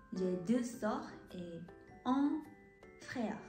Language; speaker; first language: French; non-native, learner; Korean